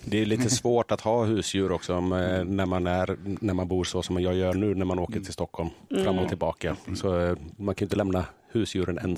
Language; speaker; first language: Swedish; native; Swedish